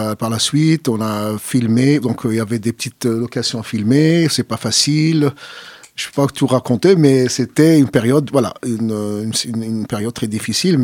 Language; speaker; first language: French; non-native, fluent; Arabic